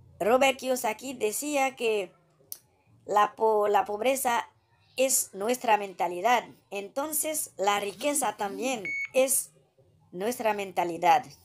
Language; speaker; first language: Spanish; non-native, fluent; Haitian Creole